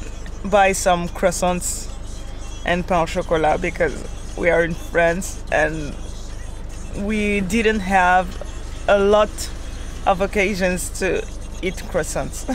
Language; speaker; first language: English; non-native, learner; French